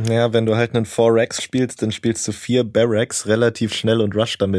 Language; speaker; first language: German; native; German